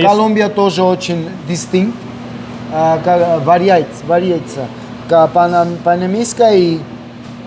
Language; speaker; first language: Russian; non-native, local second language; Armenian